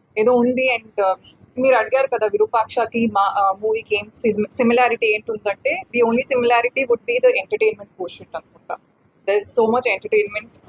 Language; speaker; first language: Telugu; non-native, fluent; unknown